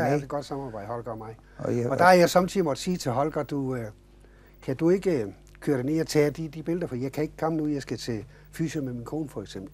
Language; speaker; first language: Danish; native; Danish